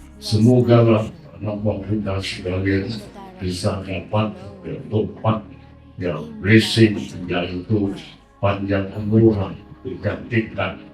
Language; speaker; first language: Indonesian; non-native, learner; Thai